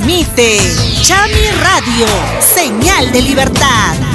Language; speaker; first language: Spanish; native; Spanish